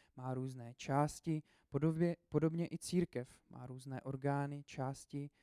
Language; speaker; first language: Czech; native; Czech